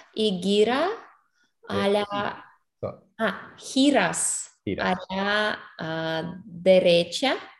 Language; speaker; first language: Spanish; non-native, learner; English